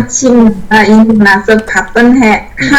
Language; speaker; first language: Korean; non-native, learner; Vietnamese